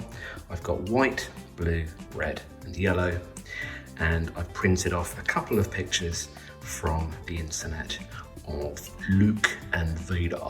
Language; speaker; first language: English; native; English